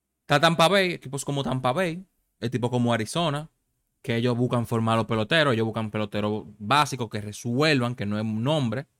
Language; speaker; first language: Spanish; native; Spanish